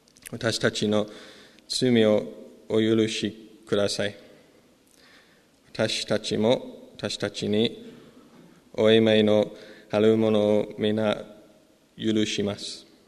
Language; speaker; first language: Japanese; non-native, learner; English